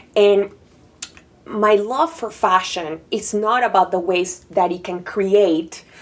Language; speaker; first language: English; non-native, fluent; Spanish